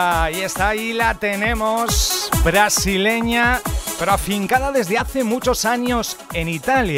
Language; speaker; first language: Spanish; native; Spanish